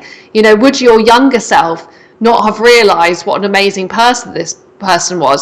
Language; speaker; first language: English; native; English